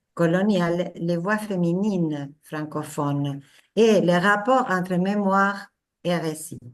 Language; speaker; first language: French; non-native, fluent; Spanish